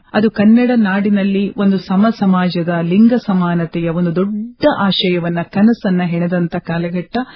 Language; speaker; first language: Kannada; native; Kannada